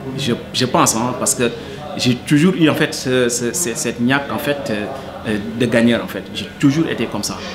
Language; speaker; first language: French; non-native, local second language; Wolof